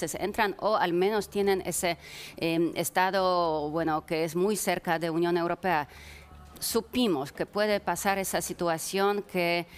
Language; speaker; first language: Spanish; non-native, fluent; Polish